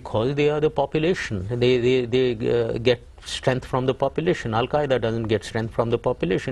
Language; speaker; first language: English; non-native, local second language; Urdu